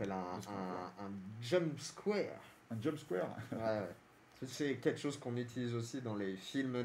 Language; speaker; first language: French; native; French